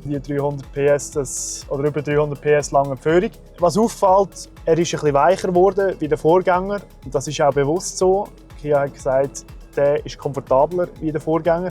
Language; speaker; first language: German; native; German